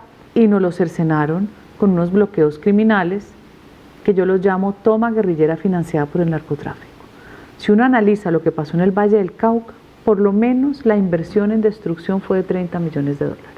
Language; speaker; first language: Spanish; native; Spanish